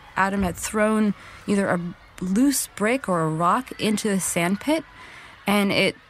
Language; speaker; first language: English; native; English